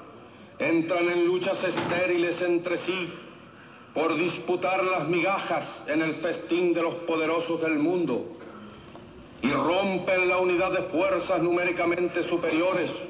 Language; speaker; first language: Spanish; native; Spanish